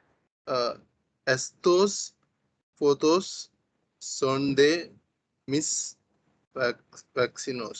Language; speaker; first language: Spanish; non-native, learner; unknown